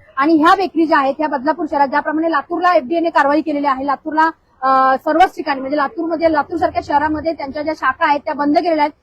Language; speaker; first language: Marathi; native; Marathi